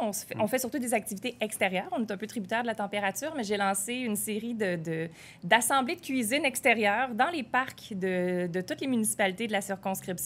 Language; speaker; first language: French; native; French